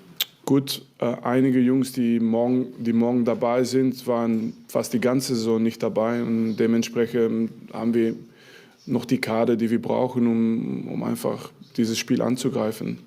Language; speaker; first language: German; non-native, fluent; French